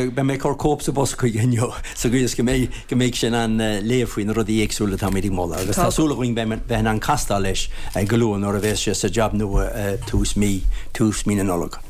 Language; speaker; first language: Irish; native; Irish